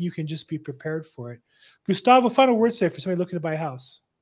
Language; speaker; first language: English; native; English